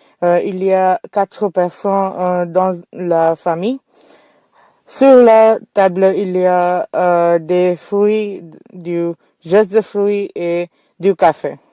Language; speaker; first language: French; non-native, learner; English